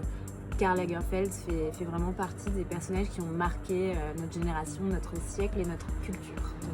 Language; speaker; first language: French; native; French